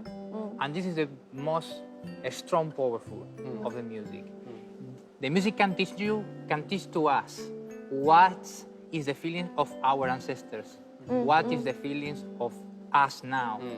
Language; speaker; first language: English; non-native, learner; Spanish